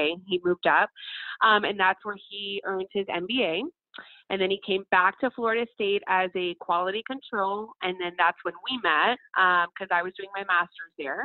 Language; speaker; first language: English; early bilingual, other home language; Spanish